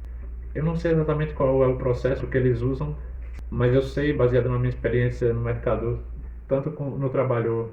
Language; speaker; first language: Portuguese; native; Portuguese